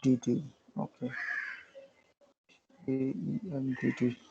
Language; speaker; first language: German; non-native, learner; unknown